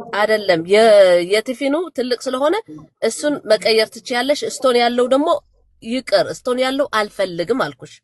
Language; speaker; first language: Amharic; non-native, local second language; Tigrinya